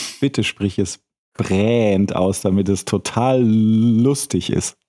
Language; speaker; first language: German; native; German